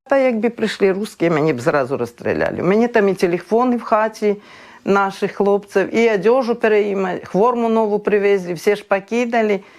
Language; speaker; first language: Ukrainian; native; Ukrainian